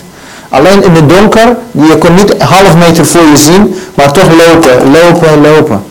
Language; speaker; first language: Dutch; non-native, learner; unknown